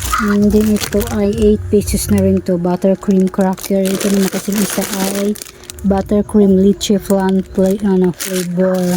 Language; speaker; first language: Filipino; non-native, local second language; Cebuano